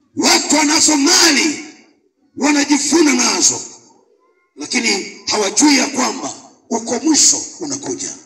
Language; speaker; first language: Swahili; native; Swahili